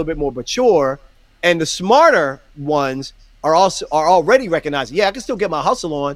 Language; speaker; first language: English; native; English